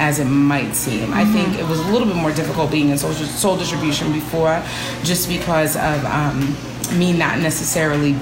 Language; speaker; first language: English; native; English